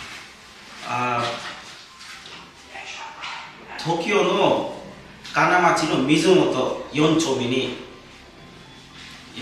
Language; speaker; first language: Japanese; non-native, learner; Bangla